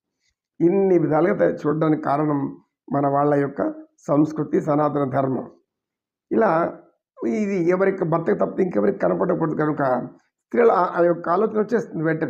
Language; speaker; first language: Telugu; native; Telugu